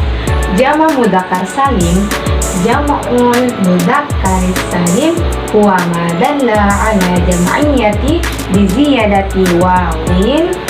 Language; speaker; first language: Arabic; non-native, learner; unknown